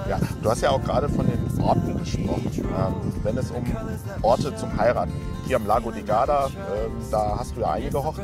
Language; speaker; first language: German; native; German